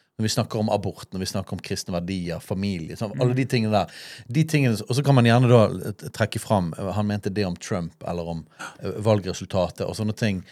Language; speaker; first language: Norwegian; native; Norwegian